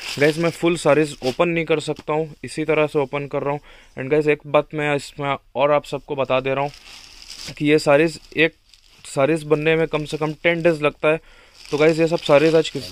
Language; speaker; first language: Hindi; native; Hindi